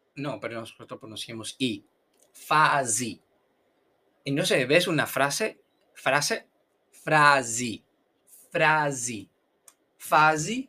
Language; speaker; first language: Spanish; non-native, fluent; Portuguese